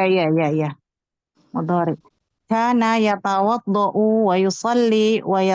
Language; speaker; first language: Arabic; non-native, learner; Indonesian